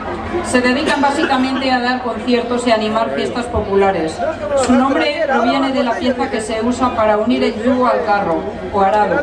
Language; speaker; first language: Spanish; native; Spanish